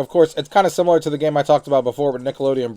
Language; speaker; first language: English; native; English